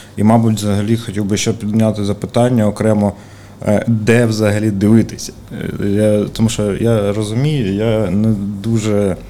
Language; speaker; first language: Ukrainian; native; Ukrainian